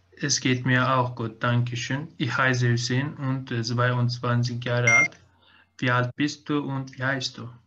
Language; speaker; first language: German; non-native, learner; Turkish